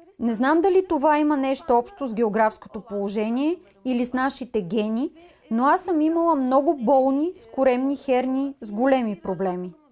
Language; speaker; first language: Bulgarian; native; Bulgarian